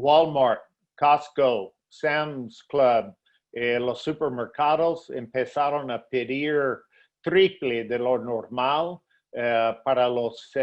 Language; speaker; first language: Spanish; non-native, fluent; English